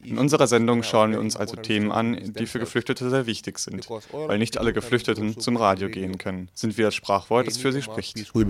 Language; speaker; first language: German; non-native, fluent; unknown